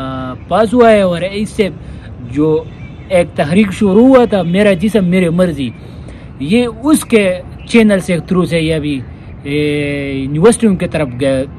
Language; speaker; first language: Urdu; non-native, local second language; Pashto